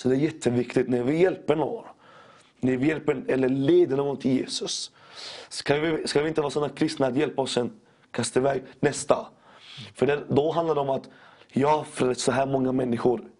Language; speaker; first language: Swedish; early bilingual, other home language; Macedonian